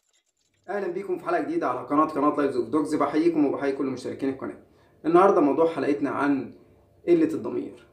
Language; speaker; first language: Arabic; native; Arabic